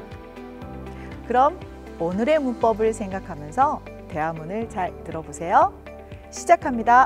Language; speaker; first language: Korean; native; Korean